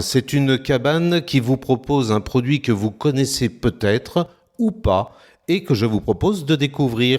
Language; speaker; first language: French; native; French